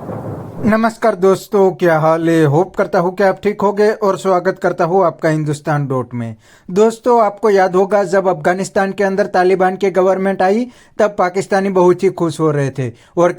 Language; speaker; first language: Hindi; native; Hindi